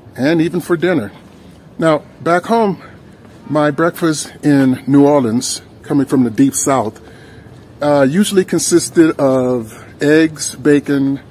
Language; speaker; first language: English; native; English